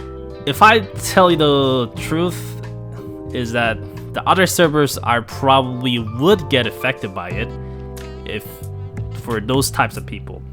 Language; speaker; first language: English; non-native, fluent; Korean